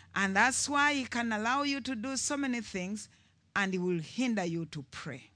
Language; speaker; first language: English; non-native, local second language; Ganda